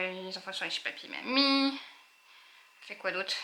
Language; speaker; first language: French; native; French